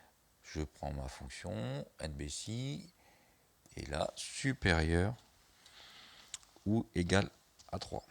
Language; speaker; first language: French; native; French